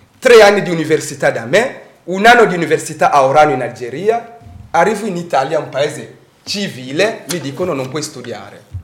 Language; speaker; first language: Italian; non-native, fluent; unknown